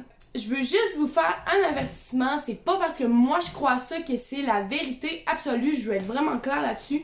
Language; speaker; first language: French; native; French